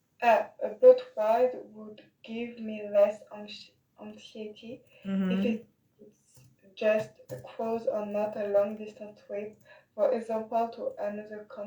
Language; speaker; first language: English; non-native, learner; French